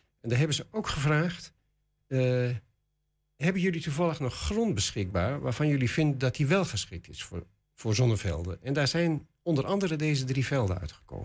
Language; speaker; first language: Dutch; native; Dutch